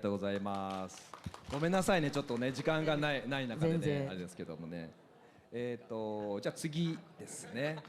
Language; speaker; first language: Japanese; native; Japanese